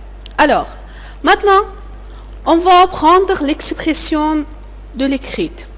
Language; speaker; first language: French; non-native, fluent; Arabic